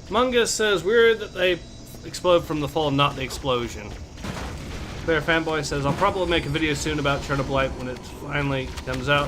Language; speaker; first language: English; native; English